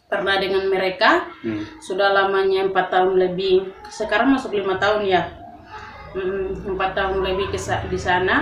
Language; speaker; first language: Indonesian; non-native, local second language; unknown